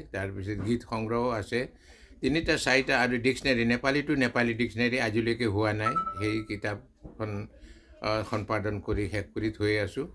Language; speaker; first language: Assamese; non-native, local second language; Nepali